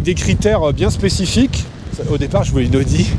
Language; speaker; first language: French; native; French